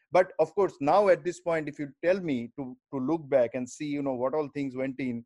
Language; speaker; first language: English; non-native, local second language; Bangla